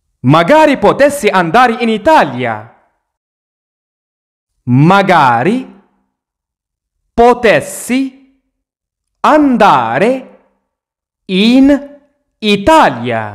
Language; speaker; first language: Italian; non-native, fluent; Arabic